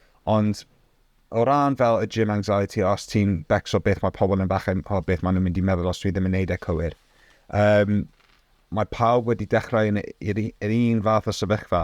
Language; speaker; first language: Welsh; non-native, local second language; English